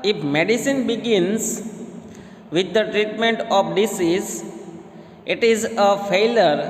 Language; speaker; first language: English; non-native, local second language; Gujarati